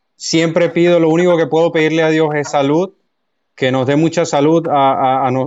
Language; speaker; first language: Spanish; native; Spanish